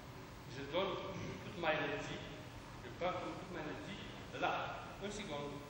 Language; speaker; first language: French; non-native, fluent; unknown